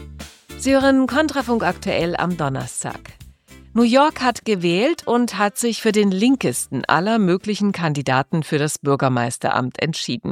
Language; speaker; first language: German; native; German